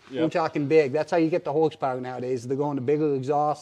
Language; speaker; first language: English; native; English